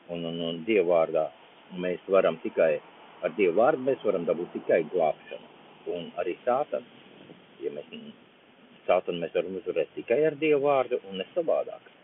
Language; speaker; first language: Latvian; non-native, local second language; Russian